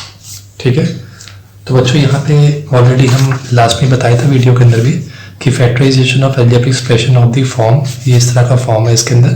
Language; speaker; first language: Hindi; native; Hindi